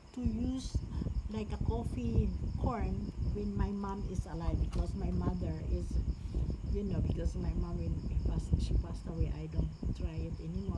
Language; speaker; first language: English; non-native, local second language; Cebuano